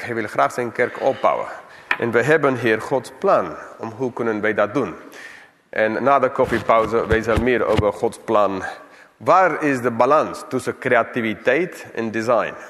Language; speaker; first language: Dutch; non-native, fluent; English